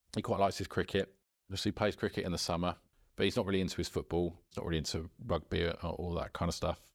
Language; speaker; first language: English; native; English